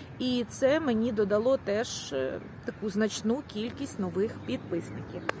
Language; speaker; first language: Ukrainian; non-native, local second language; Russian